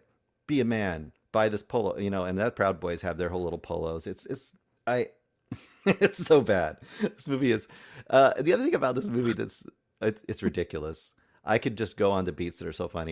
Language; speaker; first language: English; native; English